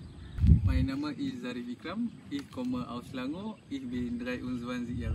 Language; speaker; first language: German; non-native, learner; Malay